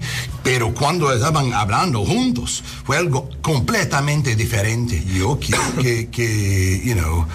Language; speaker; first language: Spanish; non-native, learner; English